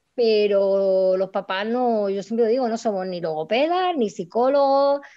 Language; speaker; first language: Spanish; native; Spanish